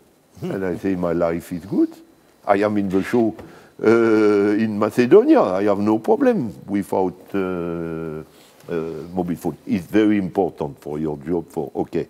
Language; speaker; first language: English; non-native, learner; French